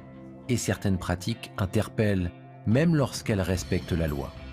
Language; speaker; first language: French; native; French